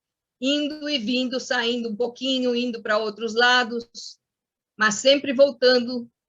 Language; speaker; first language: Portuguese; non-native, fluent; Spanish